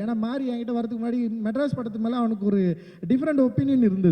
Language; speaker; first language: Tamil; native; Tamil